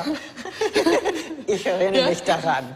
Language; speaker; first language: German; non-native, fluent; English